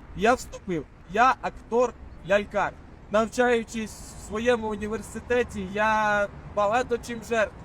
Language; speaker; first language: Ukrainian; non-native, local second language; Russian